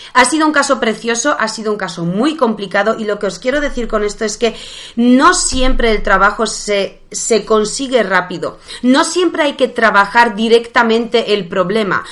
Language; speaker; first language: Spanish; non-native, fluent; Polish